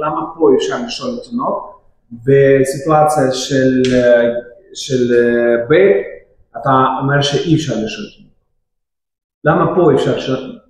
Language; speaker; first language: Hebrew; non-native, fluent; Russian